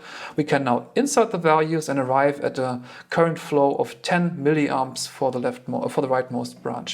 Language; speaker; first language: English; non-native, fluent; German